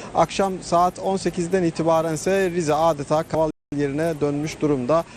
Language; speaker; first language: Turkish; native; Turkish